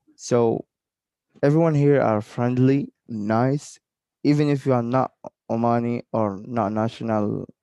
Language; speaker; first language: English; non-native, fluent; Arabic